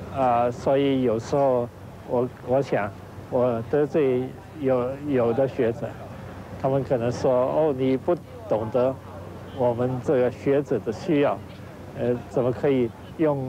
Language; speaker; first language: Chinese; non-native, local second language; Wu Chinese